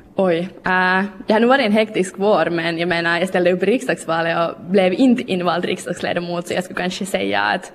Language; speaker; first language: Swedish; native; Swedish